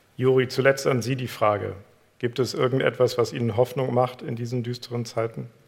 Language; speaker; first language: German; native; German